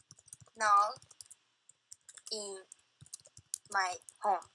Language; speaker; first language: English; non-native, learner; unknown